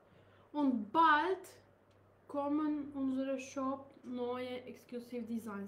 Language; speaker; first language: German; non-native, learner; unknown